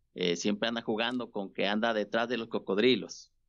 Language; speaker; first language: Spanish; native; Spanish